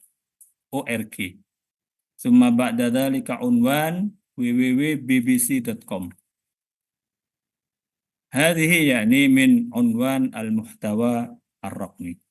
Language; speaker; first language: Arabic; non-native, fluent; Indonesian